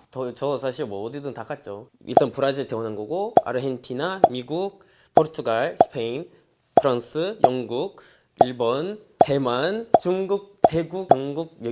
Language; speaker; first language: Korean; non-native, fluent; Portuguese